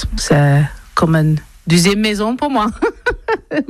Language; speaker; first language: French; non-native, learner; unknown